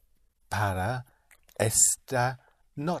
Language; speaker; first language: Spanish; non-native, learner; English